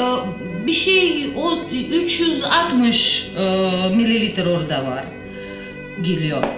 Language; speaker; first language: Turkish; non-native, learner; Russian